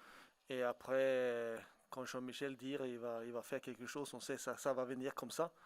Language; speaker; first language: French; non-native, fluent; Swedish